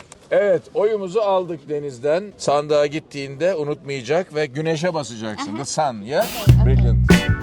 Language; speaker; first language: Turkish; native; Turkish